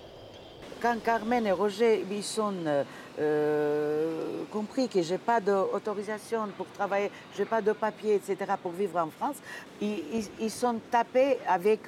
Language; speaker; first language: French; non-native, fluent; Armenian